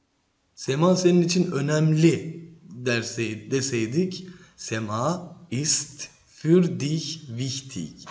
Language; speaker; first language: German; non-native, fluent; Turkish